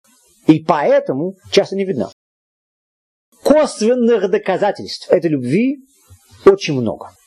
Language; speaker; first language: Russian; native; Russian